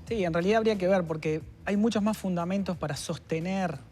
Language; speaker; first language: Spanish; native; Spanish